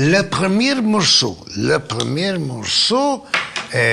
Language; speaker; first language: French; non-native, fluent; Italian